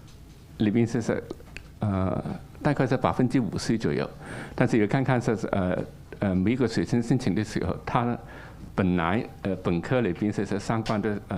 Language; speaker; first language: Chinese; non-native, local second language; Cantonese